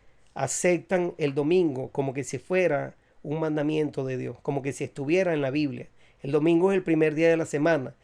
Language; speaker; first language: Spanish; native; Spanish